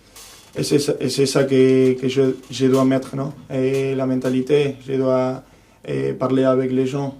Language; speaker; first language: French; non-native, fluent; Spanish